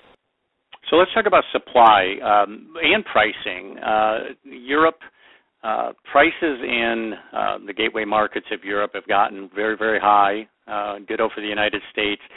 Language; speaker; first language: English; native; English